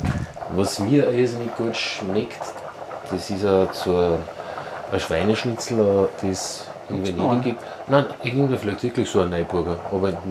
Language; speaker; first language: German; native; German